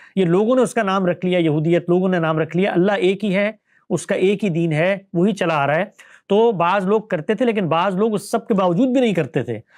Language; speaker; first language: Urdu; native; Urdu